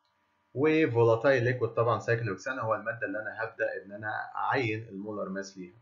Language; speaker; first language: Arabic; native; Arabic